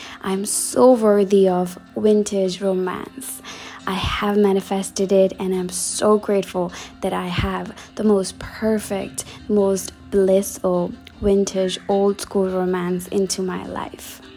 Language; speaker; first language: English; native; English